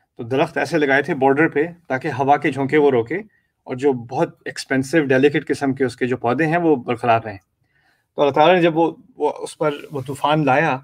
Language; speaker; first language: Urdu; native; Urdu